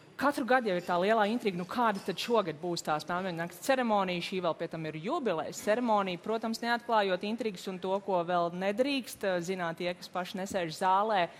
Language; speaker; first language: Latvian; native; Latvian